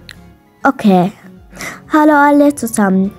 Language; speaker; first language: German; non-native, learner; Arabic